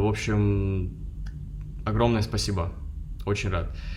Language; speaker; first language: Russian; native; Russian